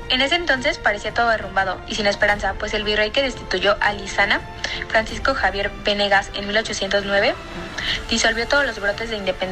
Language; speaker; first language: Spanish; native; Spanish